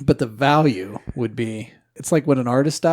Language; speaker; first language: English; native; English